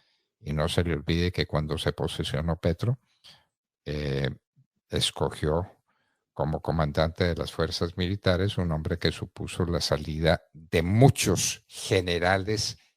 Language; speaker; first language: Spanish; native; Spanish